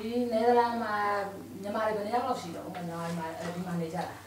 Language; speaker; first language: Dutch; non-native, learner; Burmese